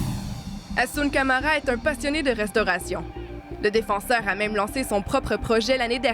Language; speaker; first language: French; native; French